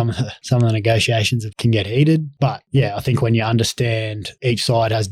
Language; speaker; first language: English; native; English